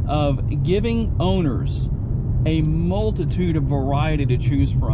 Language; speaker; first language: English; native; English